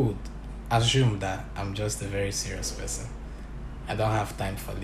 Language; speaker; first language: English; non-native, local second language; Igbo